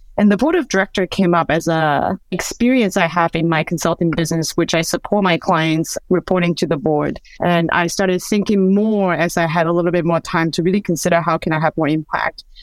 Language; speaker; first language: English; non-native, fluent; Chinese